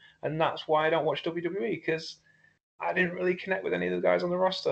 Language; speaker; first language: English; native; English